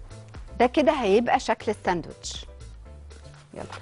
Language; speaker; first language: Arabic; native; Arabic